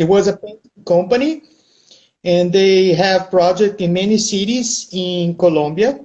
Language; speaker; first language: English; non-native, fluent; Portuguese